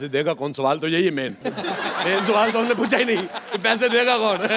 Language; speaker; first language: Hindi; native; Hindi